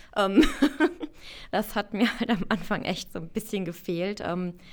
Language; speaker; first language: German; native; German